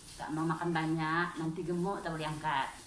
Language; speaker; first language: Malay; non-native, learner; Indonesian